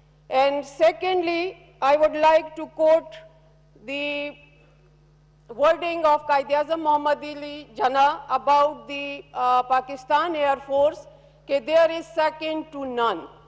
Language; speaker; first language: English; non-native, local second language; Urdu